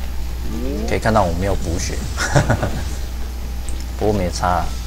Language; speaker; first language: Chinese; native; Chinese